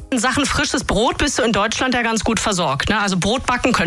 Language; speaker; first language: German; native; German